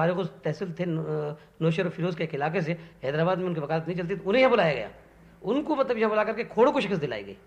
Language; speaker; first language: Urdu; non-native, local second language; Sindhi